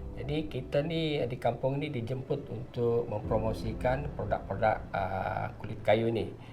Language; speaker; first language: Malay; non-native, local second language; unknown